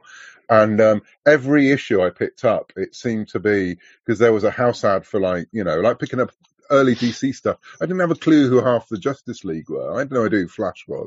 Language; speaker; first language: English; native; English